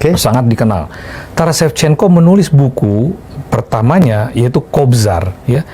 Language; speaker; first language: Indonesian; native; Indonesian